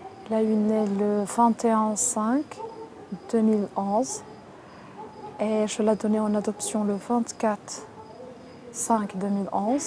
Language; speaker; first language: French; non-native, local second language; Arabic